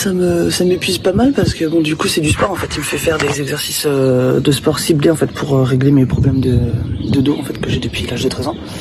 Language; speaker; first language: French; native; French